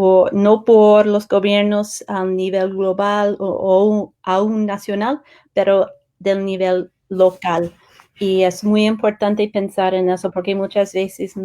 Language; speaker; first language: Spanish; non-native, fluent; English